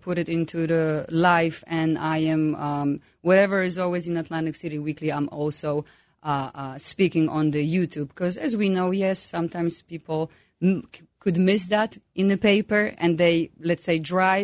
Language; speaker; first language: English; non-native, fluent; Polish